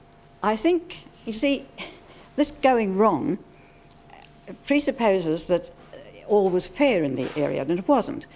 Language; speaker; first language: English; native; English